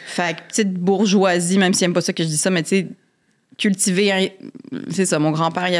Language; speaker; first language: French; native; French